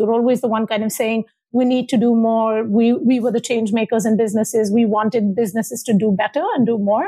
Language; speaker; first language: English; non-native, local second language; Hindi